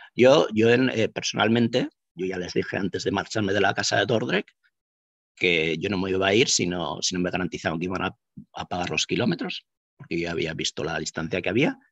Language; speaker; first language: Spanish; native; Spanish